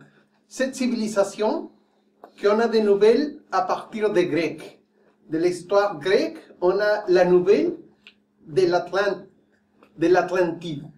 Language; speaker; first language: French; non-native, fluent; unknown